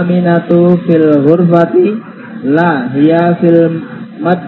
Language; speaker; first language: Arabic; non-native, learner; Indonesian